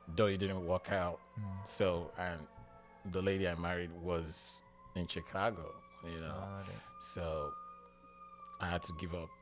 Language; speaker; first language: English; non-native, local second language; Igbo